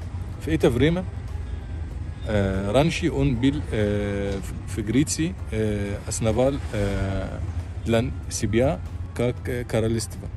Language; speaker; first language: Russian; non-native, local second language; Arabic